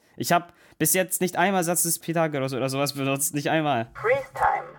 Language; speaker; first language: German; non-native, local second language; Russian